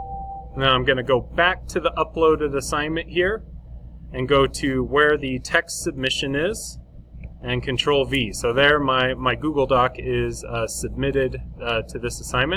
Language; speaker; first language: English; native; English